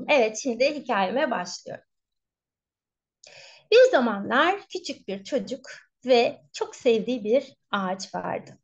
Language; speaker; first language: Turkish; native; Turkish